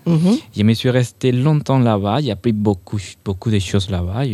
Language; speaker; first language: French; non-native, fluent; Spanish